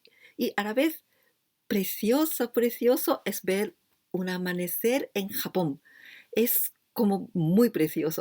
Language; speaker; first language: Spanish; non-native, fluent; Japanese